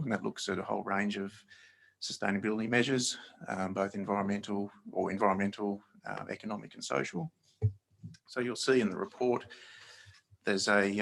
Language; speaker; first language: English; native; English